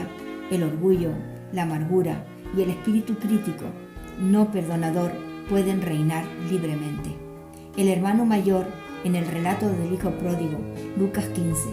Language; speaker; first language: Spanish; native; Spanish